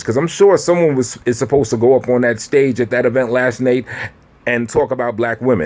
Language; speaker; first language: English; native; English